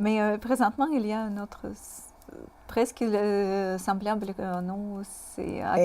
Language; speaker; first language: French; non-native, fluent; Russian